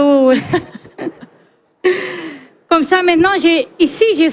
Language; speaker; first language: French; non-native, fluent; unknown